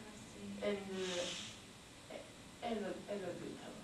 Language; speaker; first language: English; non-native, learner; Chinese